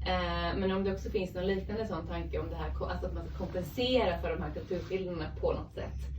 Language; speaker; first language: Swedish; native; Swedish